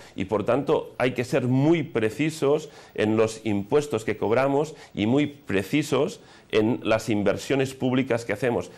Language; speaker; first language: Spanish; non-native, local second language; Catalan